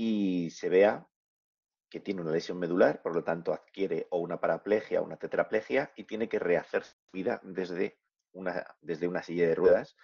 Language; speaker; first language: Spanish; native; Spanish